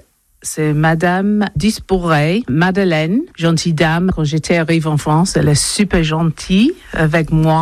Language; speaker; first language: French; non-native, learner; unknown